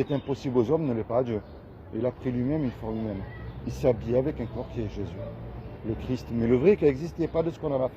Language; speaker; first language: French; native; French